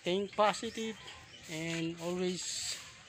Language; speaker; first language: English; non-native, learner; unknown